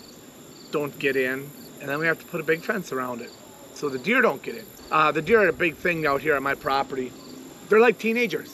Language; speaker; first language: English; native; English